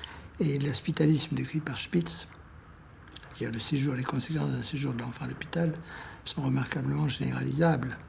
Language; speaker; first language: French; native; French